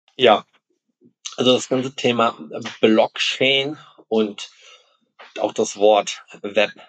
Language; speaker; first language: German; non-native, local second language; Low German